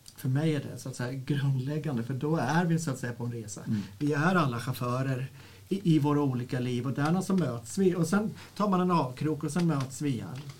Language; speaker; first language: Swedish; native; Swedish